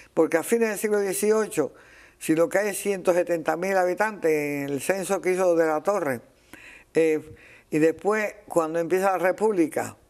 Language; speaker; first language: Spanish; native; Spanish